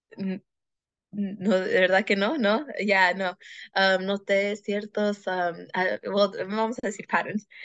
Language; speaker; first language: Spanish; early bilingual, heritage; Spanish